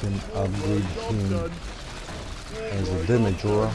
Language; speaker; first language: English; non-native, fluent; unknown